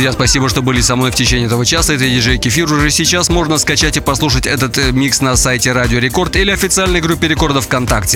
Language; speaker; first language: Russian; native; Russian